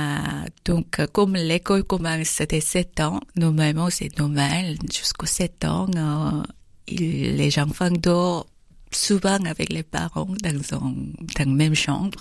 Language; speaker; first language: French; non-native, fluent; Korean